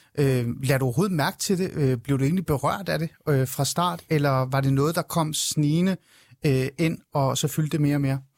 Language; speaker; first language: Danish; early bilingual, other home language; Persian